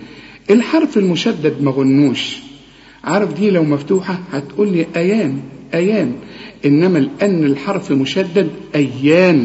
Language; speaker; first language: Arabic; native; Arabic